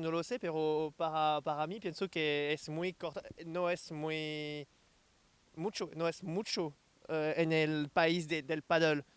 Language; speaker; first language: Spanish; non-native, learner; French